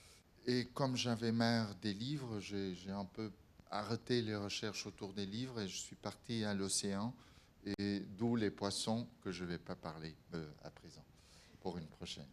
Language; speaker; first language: French; non-native, fluent; Portuguese